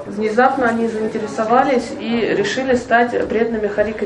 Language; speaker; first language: Russian; native; Russian